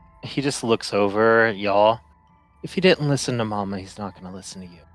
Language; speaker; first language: English; native; English